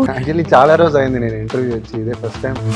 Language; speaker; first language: Telugu; non-native, fluent; Tamil